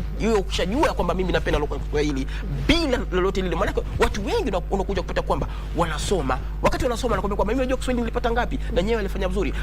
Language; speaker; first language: Swahili; native; Swahili